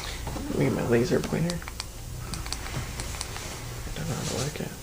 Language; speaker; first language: English; native; English